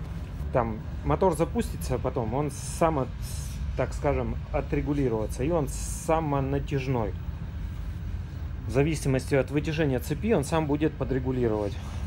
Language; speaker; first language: Russian; native; Russian